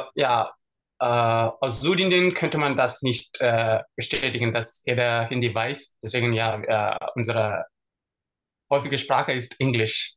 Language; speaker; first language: German; non-native, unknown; Tamil